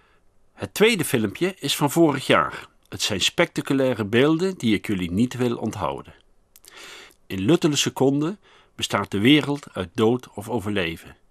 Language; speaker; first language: Dutch; native; Dutch